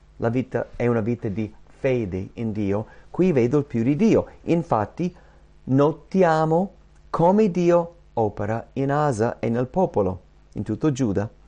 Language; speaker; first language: Italian; non-native, fluent; English